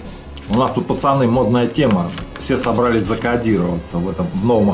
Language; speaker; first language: Russian; native; Russian